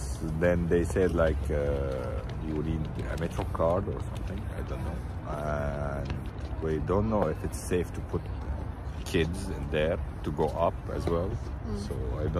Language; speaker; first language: English; non-native, fluent; Arabic